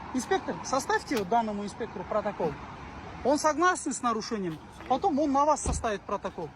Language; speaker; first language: Russian; non-native, local second language; Kazakh